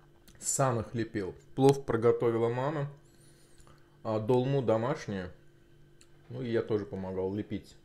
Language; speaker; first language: Russian; non-native, local second language; Azerbaijani